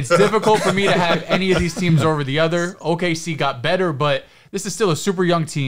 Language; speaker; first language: English; native; English